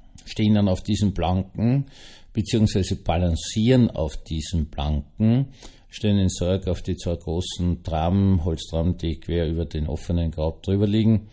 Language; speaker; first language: German; native; German